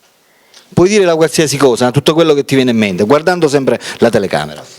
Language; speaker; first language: Italian; native; Italian